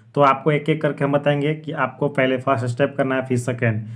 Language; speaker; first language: Hindi; native; Hindi